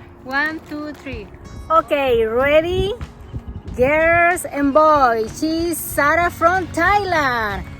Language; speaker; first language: English; non-native, learner; Spanish